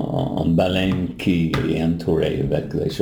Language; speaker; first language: French; non-native, learner; English